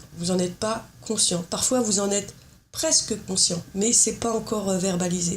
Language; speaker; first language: French; native; French